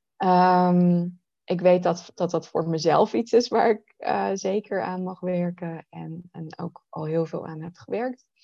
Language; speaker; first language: Dutch; native; Dutch